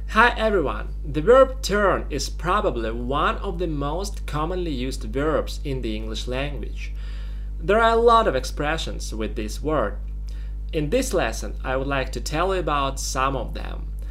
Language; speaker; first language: English; non-native, fluent; Russian